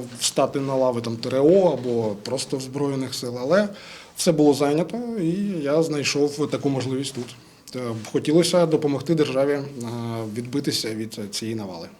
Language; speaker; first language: Ukrainian; non-native, local second language; Russian